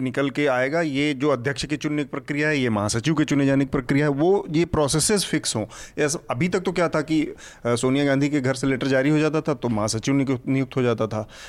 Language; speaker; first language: Hindi; native; Hindi